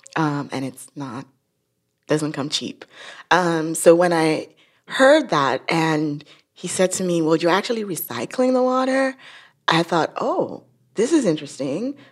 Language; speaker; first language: English; non-native, local second language; Yoruba